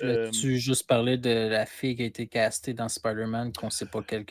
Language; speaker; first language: French; native; French